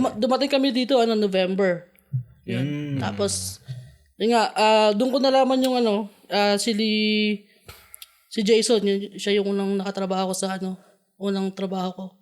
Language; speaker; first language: Filipino; non-native, local second language; Cebuano